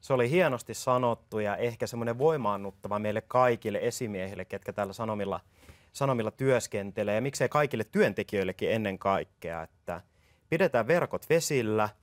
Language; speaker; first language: Finnish; native; Finnish